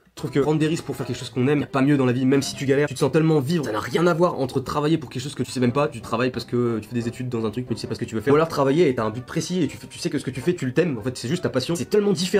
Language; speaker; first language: French; native; French